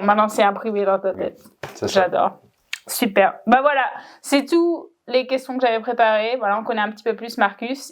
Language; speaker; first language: French; native; French